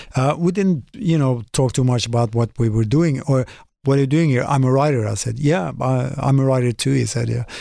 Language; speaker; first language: English; non-native, fluent; Norwegian